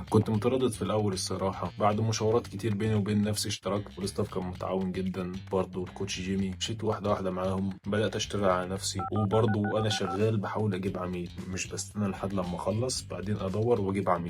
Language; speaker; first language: Arabic; native; Arabic